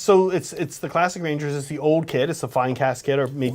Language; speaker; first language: English; native; English